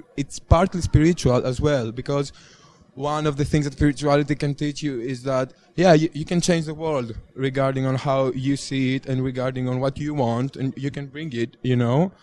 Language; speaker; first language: English; non-native, fluent; Greek